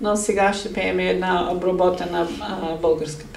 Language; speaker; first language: Bulgarian; non-native, fluent; English